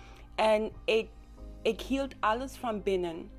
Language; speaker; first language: Dutch; non-native, local second language; English